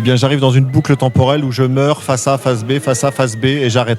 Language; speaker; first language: French; native; French